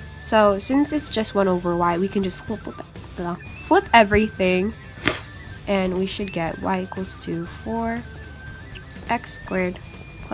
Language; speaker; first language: English; native; English